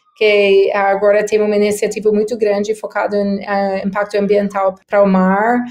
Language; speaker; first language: Portuguese; non-native, fluent; English